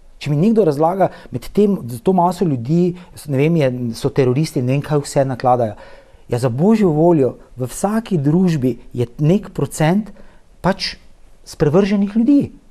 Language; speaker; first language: Slovenian; native; Slovenian